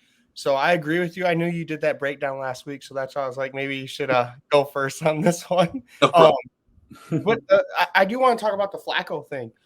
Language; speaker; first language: English; native; English